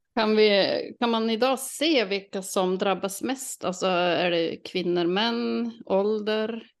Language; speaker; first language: Swedish; native; Swedish